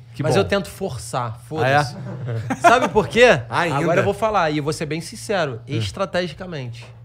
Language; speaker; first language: Portuguese; native; Portuguese